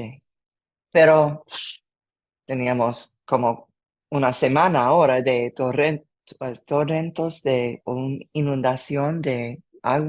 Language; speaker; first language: Spanish; non-native, learner; English